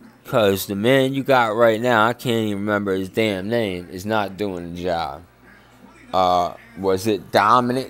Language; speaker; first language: English; native; English